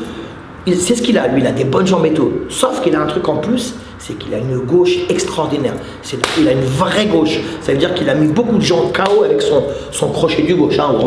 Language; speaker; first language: French; native; French